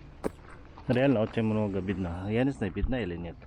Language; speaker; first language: Russian; non-native, learner; Cebuano